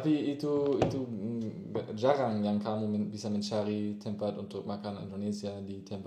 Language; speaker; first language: Indonesian; non-native, learner; German